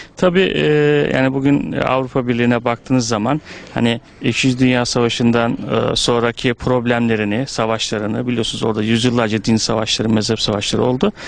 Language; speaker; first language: Turkish; native; Turkish